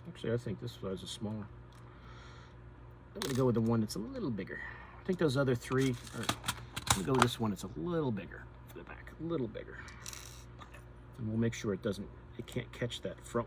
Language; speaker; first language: English; native; English